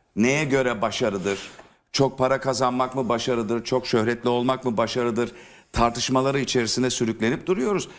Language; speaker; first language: Turkish; native; Turkish